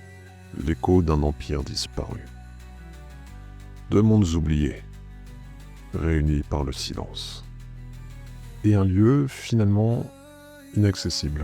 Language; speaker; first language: French; native; French